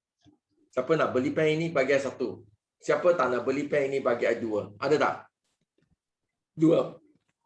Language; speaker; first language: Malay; non-native, local second language; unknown